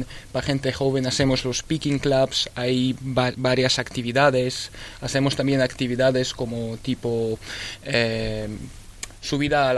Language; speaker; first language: Spanish; early bilingual, other home language; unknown